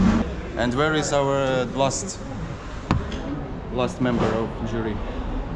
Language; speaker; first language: English; non-native, fluent; Russian